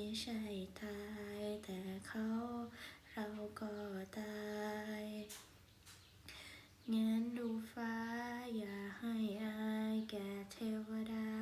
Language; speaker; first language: Thai; native; Thai